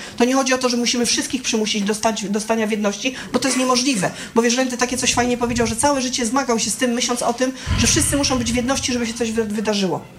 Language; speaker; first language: Polish; native; Polish